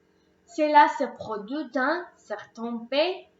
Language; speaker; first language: French; non-native, learner; Spanish